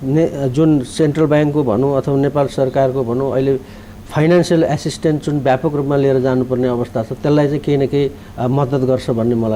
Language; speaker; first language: Nepali; native; Nepali